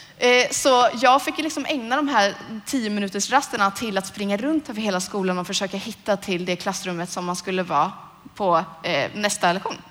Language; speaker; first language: Swedish; native; Swedish